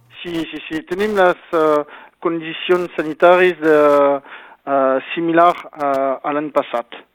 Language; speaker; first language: Catalan; non-native, local second language; French